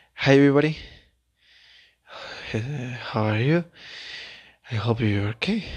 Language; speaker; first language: English; non-native, learner; Spanish